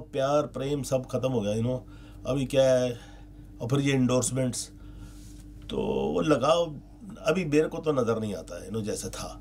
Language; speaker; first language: Hindi; native; Hindi